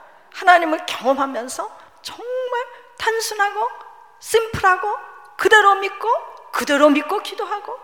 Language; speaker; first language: Korean; native; Korean